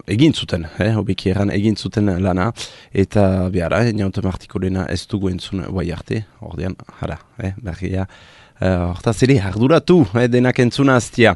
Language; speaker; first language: Basque; native; Basque